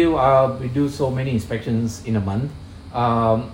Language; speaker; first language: English; non-native, local second language; Punjabi